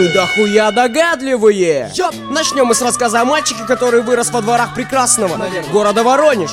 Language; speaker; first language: Russian; native; Russian